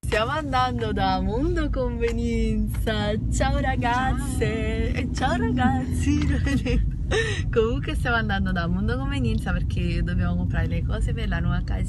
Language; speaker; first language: Italian; native; Italian